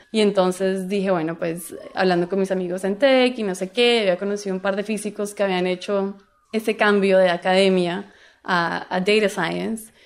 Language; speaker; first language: Spanish; native; Spanish